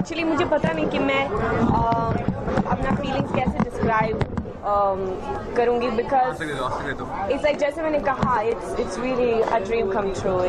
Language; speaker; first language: Hindi; early bilingual, heritage; Hindi